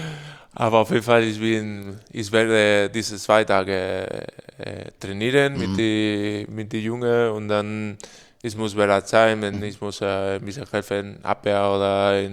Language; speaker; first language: German; non-native, learner; Spanish